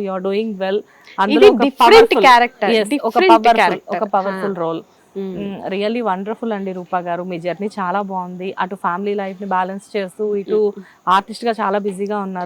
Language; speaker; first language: Telugu; native; Telugu